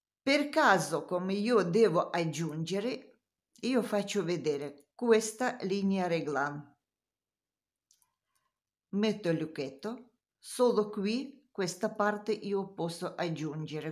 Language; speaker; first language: Italian; non-native, learner; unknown